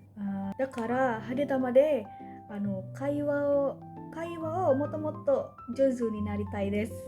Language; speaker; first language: Japanese; non-native, learner; Indonesian